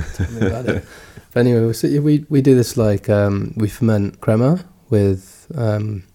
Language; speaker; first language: English; early bilingual, other home language; Gujarati